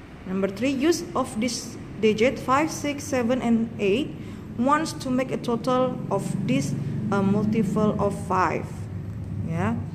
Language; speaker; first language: English; non-native, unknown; Indonesian